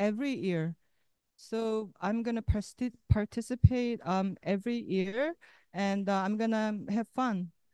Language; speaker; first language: English; non-native, fluent; Korean